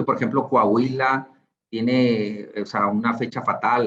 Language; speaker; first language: Spanish; native; Spanish